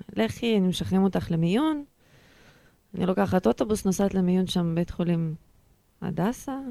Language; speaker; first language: Hebrew; early bilingual, other home language; Russian